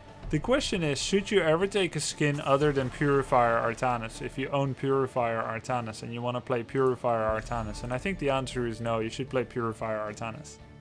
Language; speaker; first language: English; non-native, fluent; Dutch